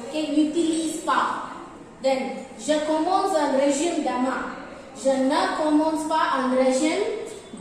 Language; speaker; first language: French; non-native, fluent; Tamil